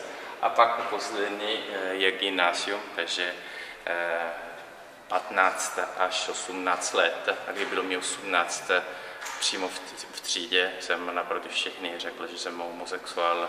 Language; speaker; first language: Czech; non-native, learner; Italian